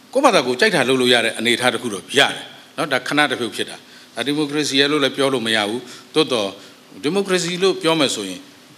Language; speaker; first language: Burmese; native; Burmese